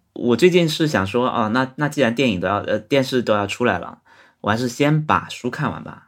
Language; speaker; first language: Chinese; non-native, local second language; Hakka Chinese